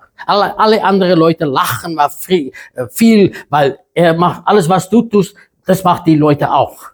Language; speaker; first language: German; non-native, fluent; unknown